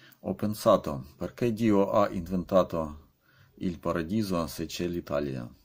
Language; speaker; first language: Italian; non-native, learner; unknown